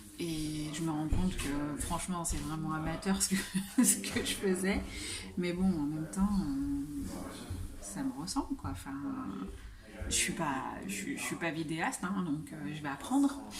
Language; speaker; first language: French; native; French